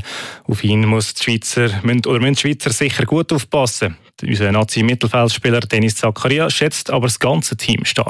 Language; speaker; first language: German; native; German